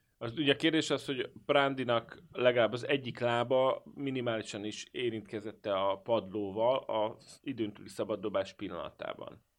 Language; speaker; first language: Hungarian; native; Hungarian